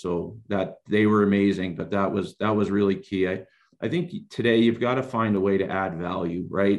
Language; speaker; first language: English; native; English